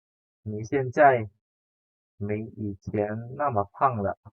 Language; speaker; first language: Chinese; non-native, fluent; Indonesian